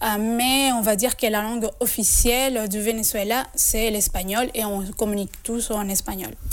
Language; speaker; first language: French; non-native, fluent; Spanish